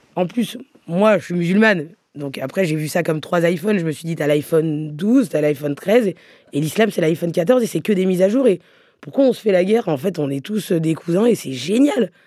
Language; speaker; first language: French; native; French